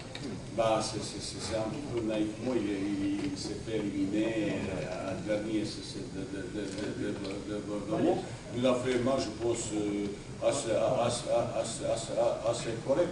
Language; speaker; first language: French; non-native, fluent; Bosnian